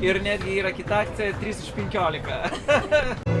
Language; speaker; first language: Lithuanian; native; Lithuanian